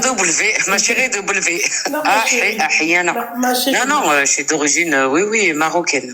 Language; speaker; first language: French; native; French